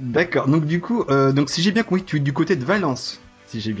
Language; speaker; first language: French; native; French